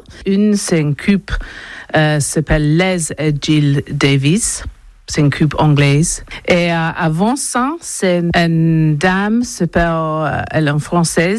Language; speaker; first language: French; non-native, learner; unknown